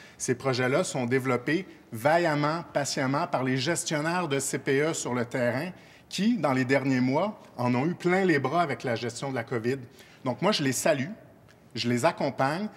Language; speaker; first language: French; native; French